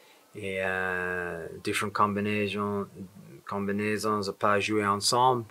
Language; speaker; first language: French; non-native, fluent; English